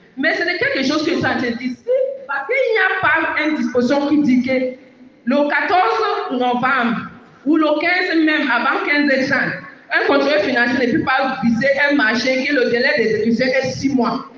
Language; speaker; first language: French; non-native, local second language; English